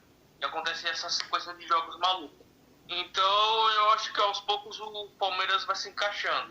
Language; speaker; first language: Portuguese; native; Portuguese